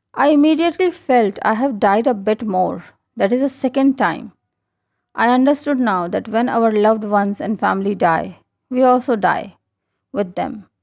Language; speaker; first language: English; non-native, local second language; Hindi